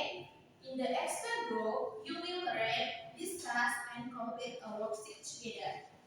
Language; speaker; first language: English; non-native, learner; Indonesian